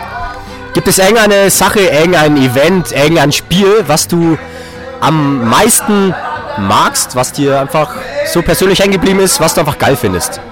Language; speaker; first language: German; native; German